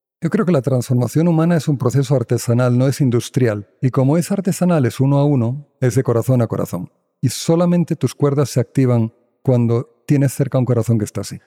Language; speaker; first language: Spanish; native; Spanish